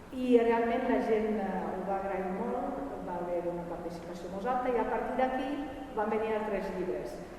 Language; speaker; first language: Catalan; non-native, fluent; Italian